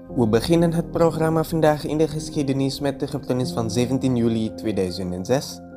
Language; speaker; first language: Dutch; non-native, fluent; Indonesian